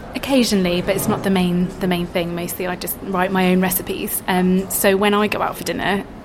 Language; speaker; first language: English; native; English